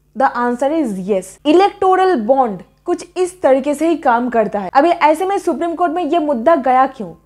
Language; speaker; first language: Hindi; native; Hindi